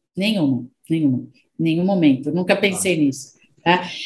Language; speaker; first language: Portuguese; native; Portuguese